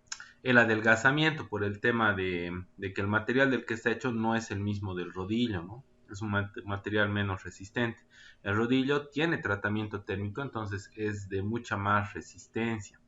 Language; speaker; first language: Spanish; native; Spanish